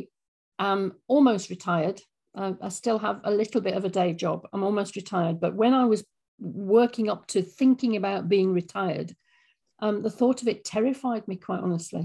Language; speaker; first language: English; native; English